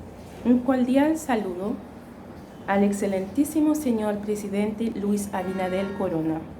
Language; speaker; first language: Spanish; non-native, fluent; Haitian Creole